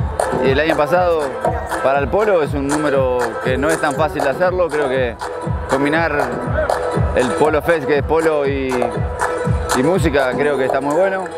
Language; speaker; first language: Spanish; native; Spanish